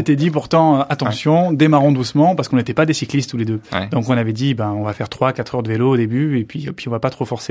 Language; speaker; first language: French; native; French